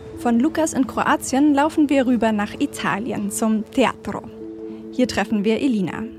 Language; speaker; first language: German; native; German